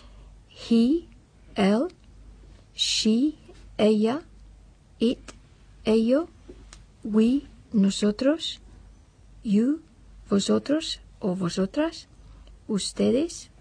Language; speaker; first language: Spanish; non-native, fluent; English